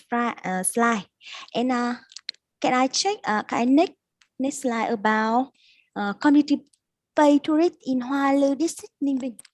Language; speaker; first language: English; non-native, learner; Vietnamese